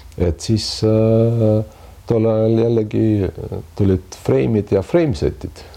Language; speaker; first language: Estonian; non-native, local second language; Russian